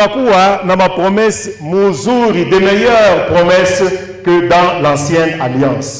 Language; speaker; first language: French; non-native, local second language; Swahili